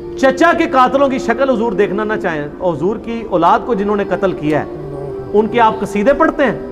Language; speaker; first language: Urdu; native; Urdu